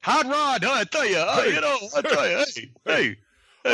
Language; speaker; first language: English; native; English